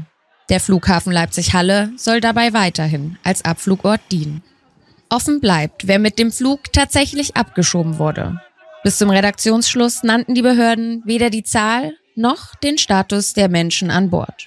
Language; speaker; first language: German; native; German